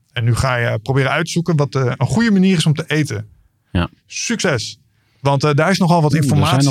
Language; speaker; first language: Dutch; native; Dutch